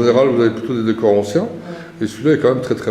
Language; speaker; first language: French; native; French